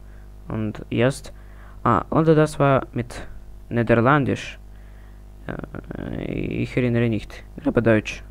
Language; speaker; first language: German; non-native, learner; Russian